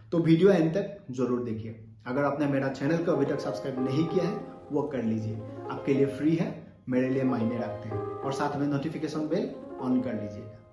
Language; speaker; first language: Hindi; non-native, local second language; Assamese